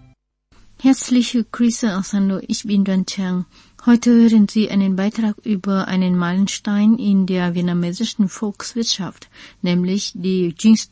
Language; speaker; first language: German; non-native, fluent; Vietnamese